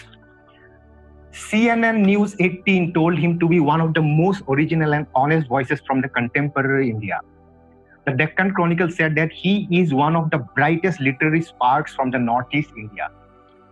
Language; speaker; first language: English; non-native, local second language; Assamese